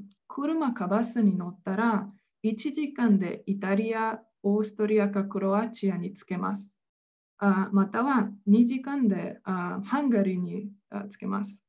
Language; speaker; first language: Japanese; non-native, fluent; Slovenian